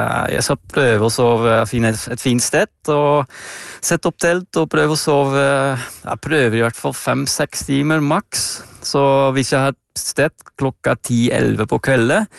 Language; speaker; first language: Norwegian; non-native, fluent; Dutch